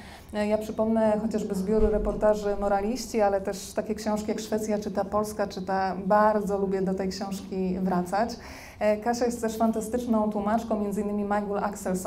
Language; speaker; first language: Polish; native; Polish